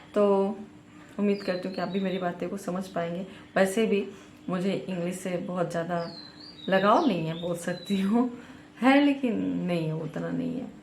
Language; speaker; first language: Hindi; native; Hindi